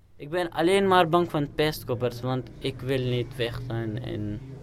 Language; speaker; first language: Dutch; non-native, learner; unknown